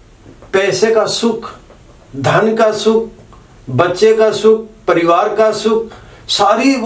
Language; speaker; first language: Hindi; native; Hindi